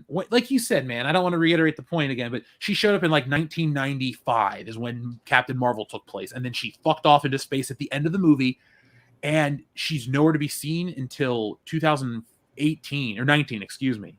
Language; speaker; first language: English; native; English